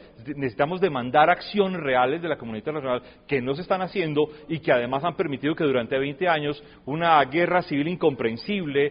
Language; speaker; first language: Spanish; native; Spanish